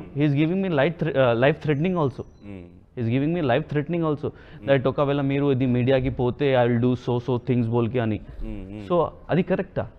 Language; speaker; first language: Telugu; non-native, local second language; Hindi